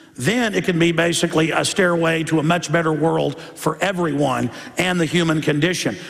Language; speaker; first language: English; native; English